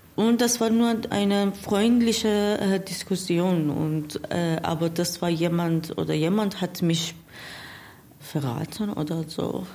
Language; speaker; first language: German; non-native, learner; Persian